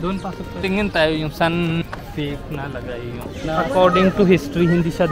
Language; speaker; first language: Filipino; non-native, learner; Hindi